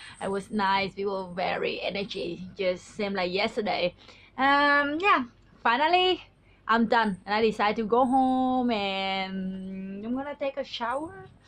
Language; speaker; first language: English; non-native, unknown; Vietnamese